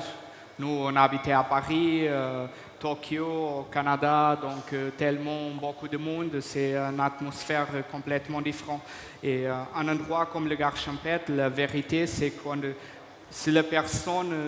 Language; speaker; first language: French; non-native, fluent; Portuguese